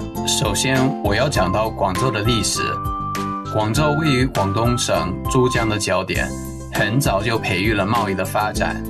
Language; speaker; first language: Chinese; non-native, fluent; English